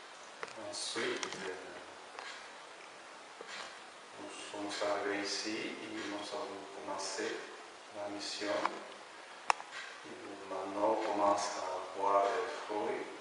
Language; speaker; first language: French; non-native, learner; Spanish